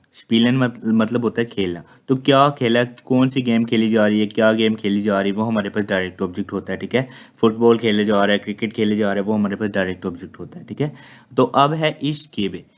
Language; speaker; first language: Urdu; native; Urdu